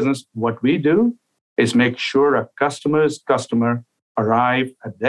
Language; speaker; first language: English; non-native, local second language; Urdu